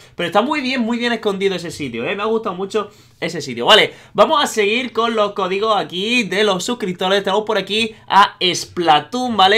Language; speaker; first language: Spanish; native; Spanish